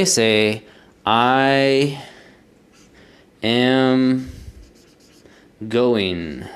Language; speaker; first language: French; non-native, fluent; English